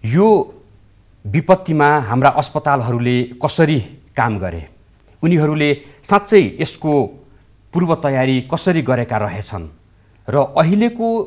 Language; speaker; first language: Nepali; native; Nepali